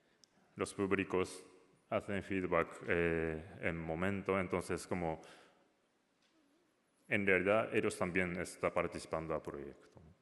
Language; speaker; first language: Spanish; non-native, learner; Japanese